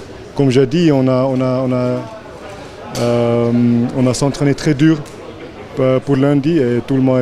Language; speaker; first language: French; non-native, fluent; English